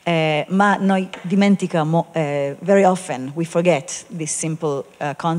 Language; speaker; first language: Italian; non-native, learner; Hebrew